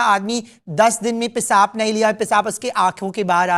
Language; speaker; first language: Hindi; non-native, local second language; English